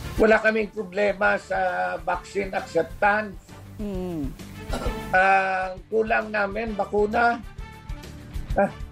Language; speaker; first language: Filipino; non-native, local second language; Hiligaynon